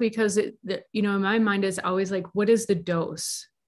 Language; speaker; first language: English; native; English